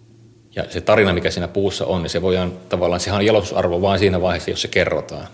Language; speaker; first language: Finnish; native; Finnish